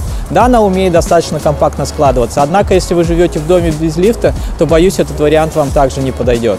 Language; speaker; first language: Russian; native; Russian